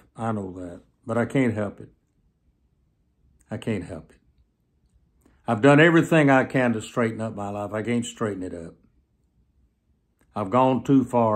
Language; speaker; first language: English; native; English